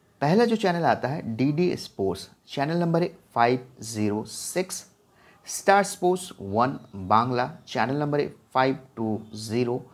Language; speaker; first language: Hindi; non-native, local second language; Bangla